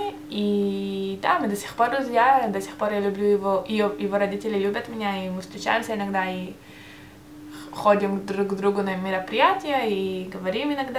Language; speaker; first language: Russian; early bilingual, heritage; Russian